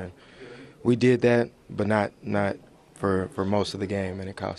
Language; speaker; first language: English; native; English